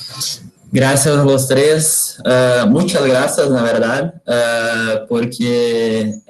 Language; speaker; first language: Spanish; non-native, learner; Portuguese